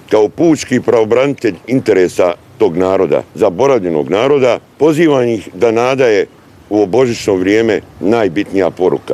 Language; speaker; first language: Croatian; native; Croatian